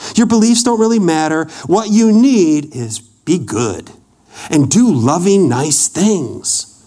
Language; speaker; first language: English; native; English